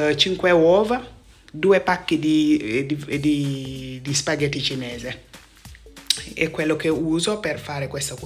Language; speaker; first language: Italian; non-native, fluent; Wolof